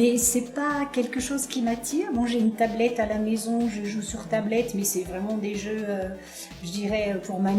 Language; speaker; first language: French; native; French